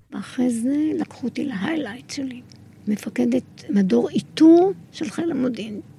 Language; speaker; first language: Hebrew; early bilingual, other home language; Arabic